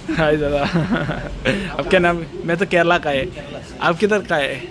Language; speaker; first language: Hindi; non-native, local second language; Malayalam